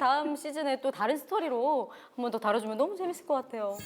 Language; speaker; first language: Korean; native; Korean